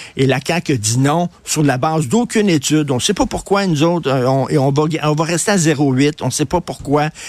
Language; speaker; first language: French; native; French